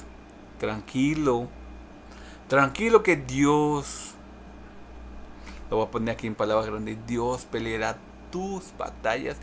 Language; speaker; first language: Spanish; early bilingual, heritage; Spanish